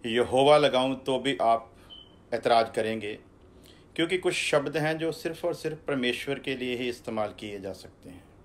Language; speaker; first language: Hindi; non-native, local second language; Punjabi